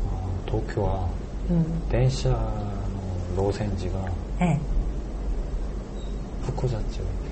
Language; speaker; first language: Japanese; non-native, learner; Korean